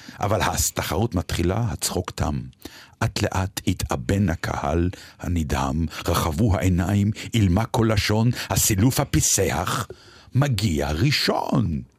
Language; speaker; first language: Hebrew; native; Hebrew